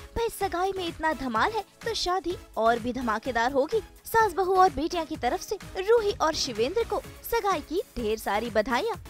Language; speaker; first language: Hindi; native; Hindi